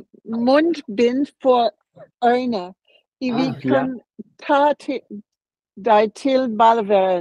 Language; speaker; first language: Danish; non-native, learner; English